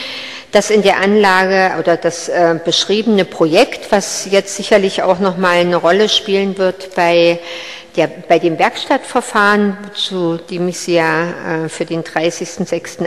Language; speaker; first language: German; native; German